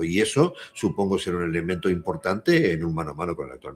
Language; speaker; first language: Spanish; native; Spanish